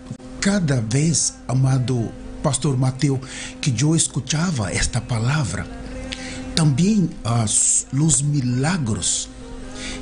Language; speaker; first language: Spanish; non-native, learner; Portuguese